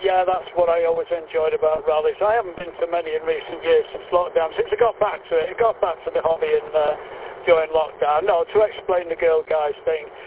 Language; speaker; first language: English; native; English